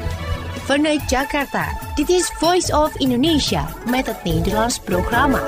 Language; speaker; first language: Dutch; non-native, fluent; Indonesian